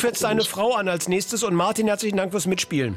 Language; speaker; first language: German; native; German